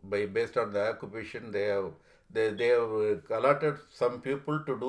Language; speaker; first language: English; non-native, local second language; Tamil